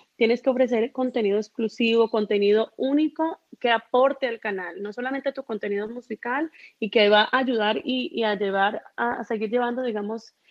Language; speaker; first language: Spanish; early bilingual, heritage; Spanish